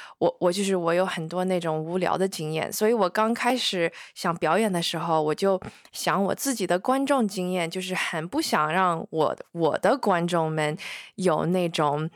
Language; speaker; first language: Chinese; early bilingual, heritage; Chinese